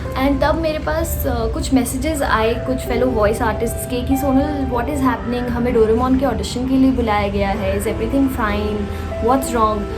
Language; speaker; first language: Hindi; native; Hindi